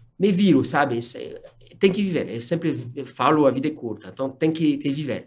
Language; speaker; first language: Portuguese; non-native, fluent; French